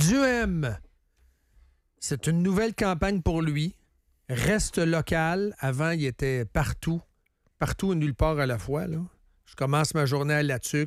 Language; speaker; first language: French; native; French